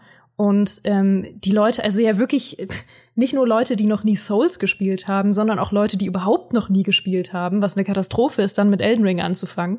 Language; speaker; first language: German; native; German